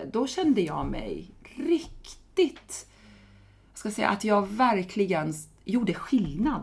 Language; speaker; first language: Swedish; non-native, fluent; Persian